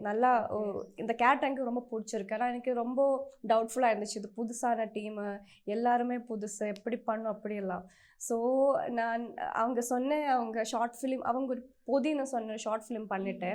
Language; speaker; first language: Tamil; non-native, learner; Malayalam